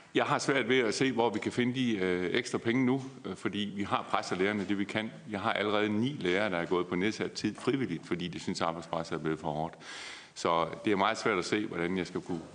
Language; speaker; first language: Danish; native; Danish